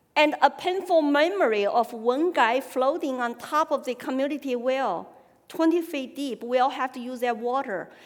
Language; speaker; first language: English; non-native, fluent; Chinese